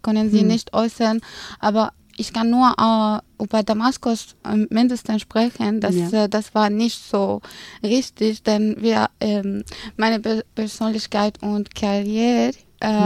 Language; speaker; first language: German; non-native, fluent; Arabic